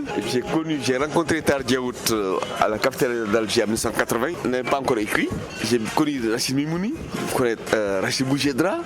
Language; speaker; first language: French; non-native, local second language; Fula